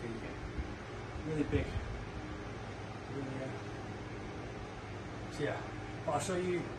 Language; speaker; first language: English; native; English